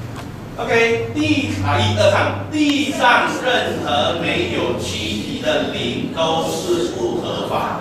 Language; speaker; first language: Chinese; native; Chinese